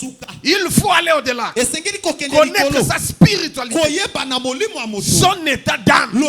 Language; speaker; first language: French; non-native, local second language; Lingala